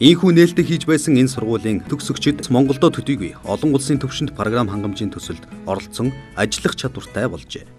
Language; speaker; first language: Mongolian; native; Mongolian